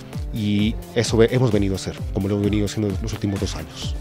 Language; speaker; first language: Spanish; native; Spanish